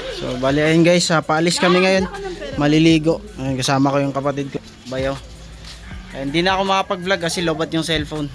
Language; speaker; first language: Filipino; non-native, local second language; Cebuano